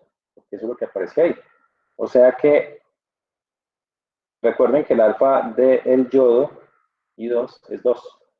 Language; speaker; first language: Spanish; native; Spanish